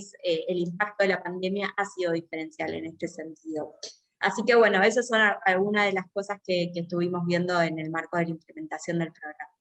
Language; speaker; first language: Spanish; native; Spanish